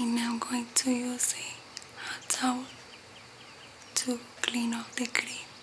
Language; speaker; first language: English; non-native, fluent; Spanish